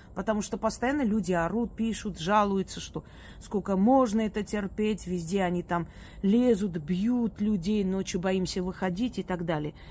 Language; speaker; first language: Russian; native; Russian